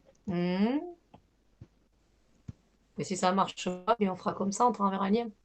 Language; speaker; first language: French; native; French